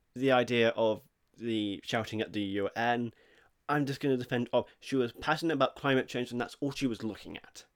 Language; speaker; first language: English; native; English